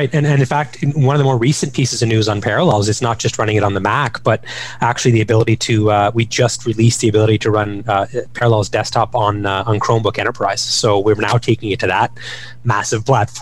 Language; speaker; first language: English; native; English